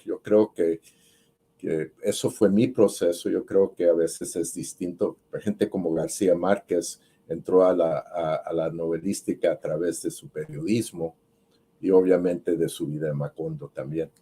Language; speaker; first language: Spanish; early bilingual, heritage; Spanish